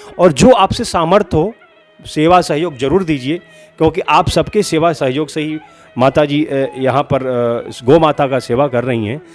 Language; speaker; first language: Hindi; native; Hindi